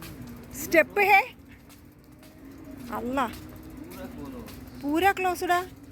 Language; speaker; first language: Hindi; non-native, local second language; Malayalam